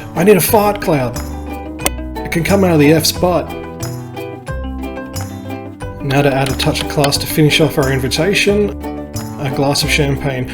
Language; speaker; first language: English; native; English